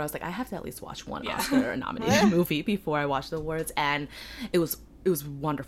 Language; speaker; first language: English; early bilingual, other home language; Polish